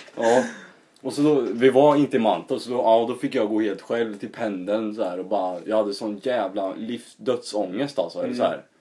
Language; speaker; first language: Swedish; native; Swedish